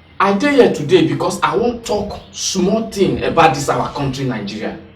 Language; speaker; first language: Nigerian Pidgin; native; Nigerian Pidgin